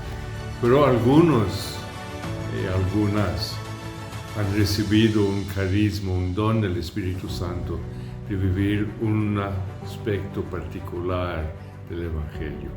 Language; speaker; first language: Spanish; non-native, fluent; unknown